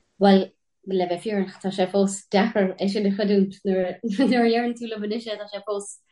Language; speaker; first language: Irish; native; Irish